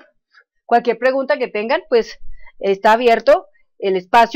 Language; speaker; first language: Spanish; native; Spanish